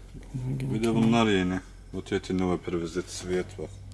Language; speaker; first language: Russian; non-native, local second language; Turkish